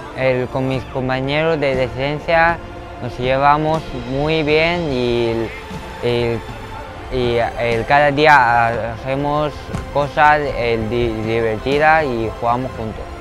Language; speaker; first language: Spanish; non-native, learner; Chinese